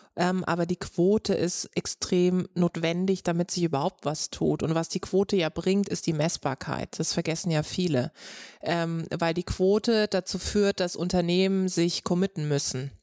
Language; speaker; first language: German; native; German